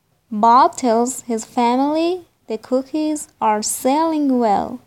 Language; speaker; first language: English; non-native, fluent; Persian